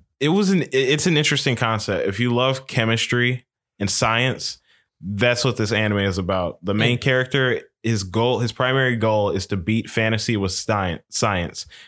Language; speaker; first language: English; native; English